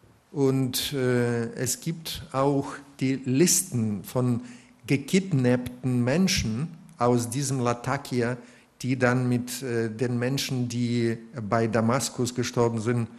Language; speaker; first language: German; non-native, fluent; Russian